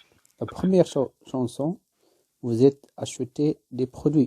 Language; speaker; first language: French; non-native, learner; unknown